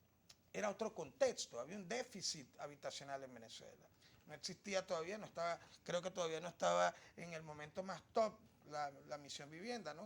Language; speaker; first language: Spanish; native; Spanish